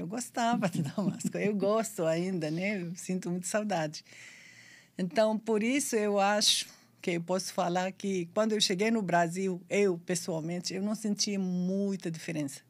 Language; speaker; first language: Portuguese; non-native, fluent; Arabic